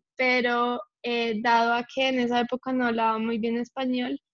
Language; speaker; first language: Spanish; early bilingual, heritage; English